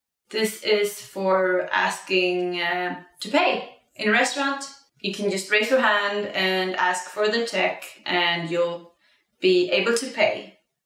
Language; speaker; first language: English; non-native, fluent; Swedish